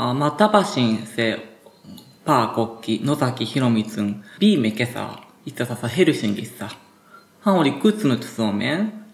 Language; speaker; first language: Finnish; non-native, learner; Japanese